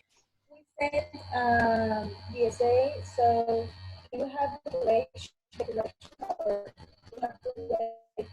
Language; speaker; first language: English; non-native, learner; Spanish